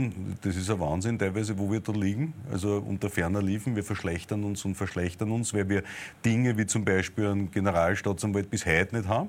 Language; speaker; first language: German; native; German